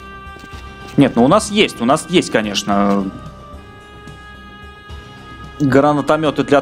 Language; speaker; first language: Russian; native; Russian